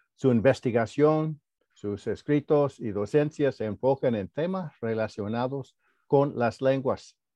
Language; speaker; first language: Spanish; early bilingual, heritage; Spanish